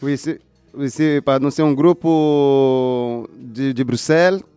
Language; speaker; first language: French; non-native, learner; Portuguese